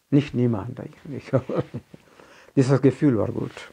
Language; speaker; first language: German; non-native, fluent; Malayalam